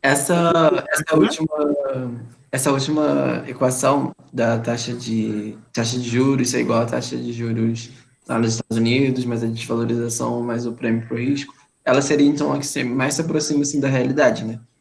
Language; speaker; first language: Portuguese; native; Portuguese